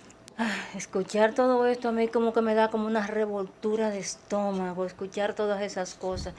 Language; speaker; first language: Spanish; native; Spanish